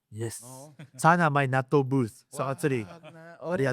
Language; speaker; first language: Filipino; non-native, learner; Japanese